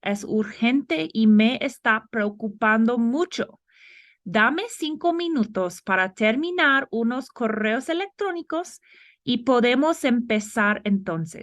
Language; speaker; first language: Spanish; non-native, fluent; English